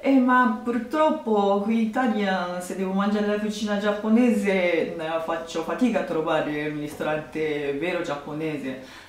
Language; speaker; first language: Italian; non-native, fluent; Japanese